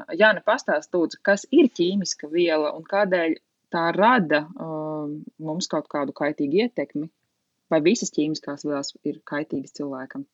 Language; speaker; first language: Latvian; native; Latvian